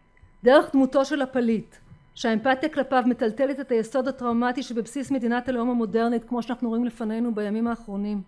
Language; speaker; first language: Hebrew; native; Hebrew